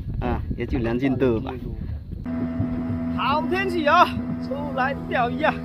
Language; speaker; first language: Chinese; native; Chinese